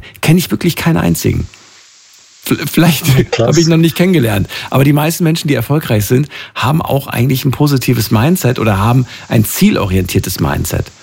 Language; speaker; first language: German; native; German